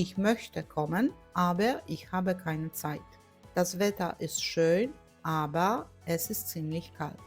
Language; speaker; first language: German; non-native, fluent; Polish